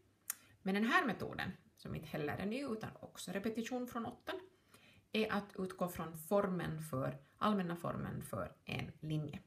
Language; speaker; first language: Swedish; native; Swedish